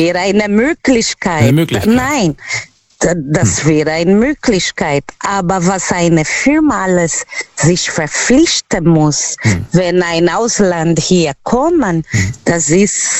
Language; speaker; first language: German; non-native, learner; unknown